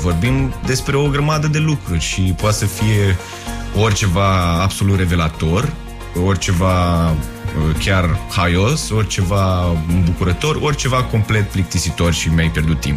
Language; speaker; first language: Romanian; native; Romanian